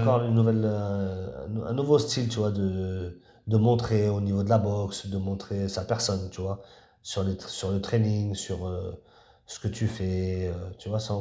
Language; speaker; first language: French; native; French